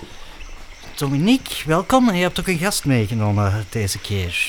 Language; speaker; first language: Dutch; native; Dutch